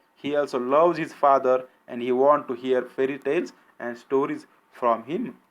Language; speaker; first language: English; non-native, local second language; Marathi